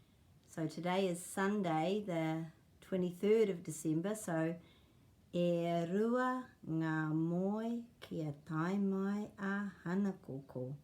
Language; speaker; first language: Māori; non-native, learner; English